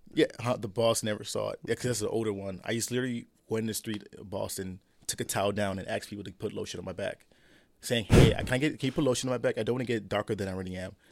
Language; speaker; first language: English; early bilingual, other home language; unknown